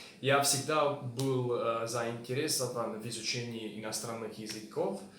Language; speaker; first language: Russian; non-native, learner; Hungarian